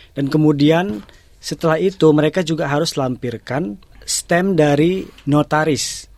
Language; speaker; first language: Indonesian; native; Indonesian